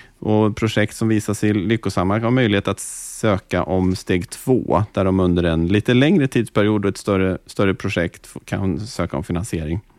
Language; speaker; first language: Swedish; native; Swedish